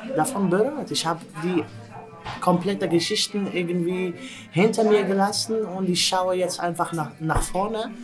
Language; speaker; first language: German; non-native, fluent; Indonesian